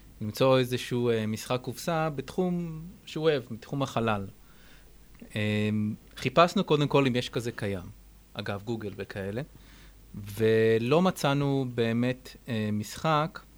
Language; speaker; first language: Hebrew; native; Hebrew